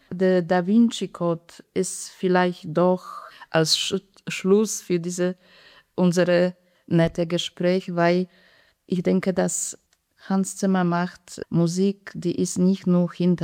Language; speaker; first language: German; non-native, fluent; Polish